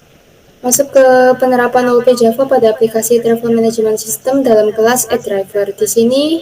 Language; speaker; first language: Indonesian; native; Indonesian